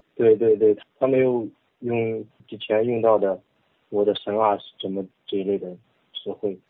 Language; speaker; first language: Chinese; native; Chinese